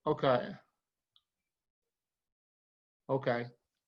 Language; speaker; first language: English; native; English